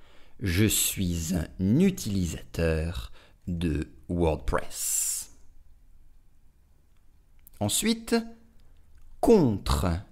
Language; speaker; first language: French; native; French